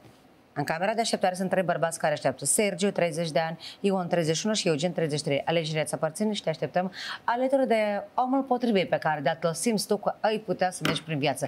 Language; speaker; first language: Romanian; native; Romanian